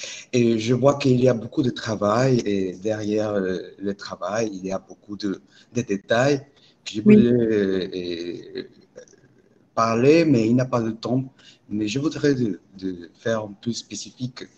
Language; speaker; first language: French; non-native, learner; Spanish